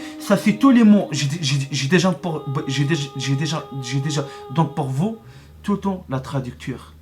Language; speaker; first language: French; non-native, learner; Arabic